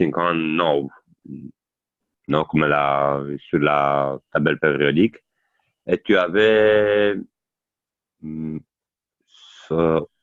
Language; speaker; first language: French; non-native, learner; Italian